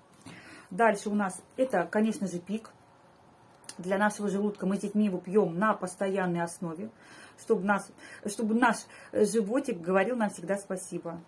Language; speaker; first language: Russian; native; Russian